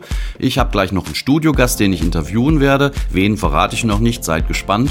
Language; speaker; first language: German; native; German